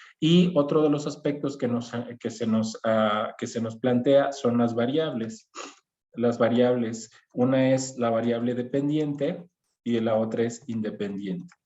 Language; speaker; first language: Spanish; native; Spanish